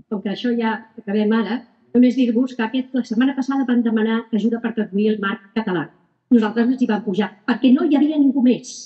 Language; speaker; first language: Catalan; native; Catalan